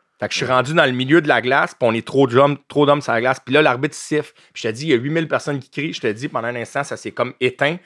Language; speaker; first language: French; native; French